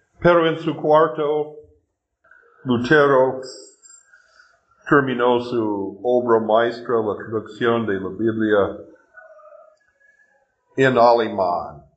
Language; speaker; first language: Spanish; non-native, learner; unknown